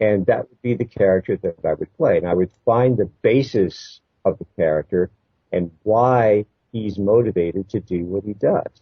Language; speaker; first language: English; native; English